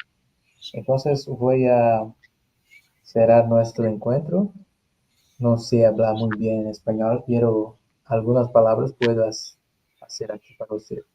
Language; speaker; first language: Spanish; non-native, learner; Portuguese